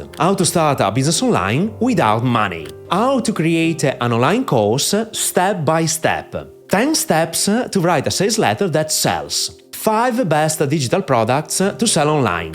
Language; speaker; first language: English; non-native, fluent; Italian